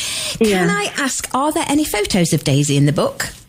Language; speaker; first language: English; native; English